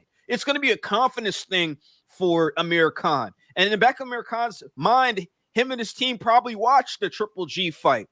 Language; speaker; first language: English; native; English